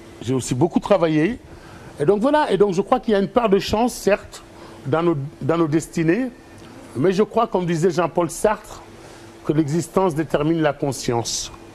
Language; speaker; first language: French; early bilingual, other home language; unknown